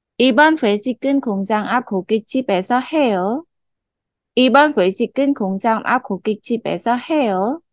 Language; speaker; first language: Korean; non-native, fluent; Khmer